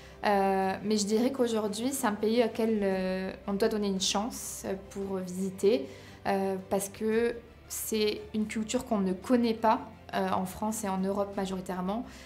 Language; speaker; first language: French; native; French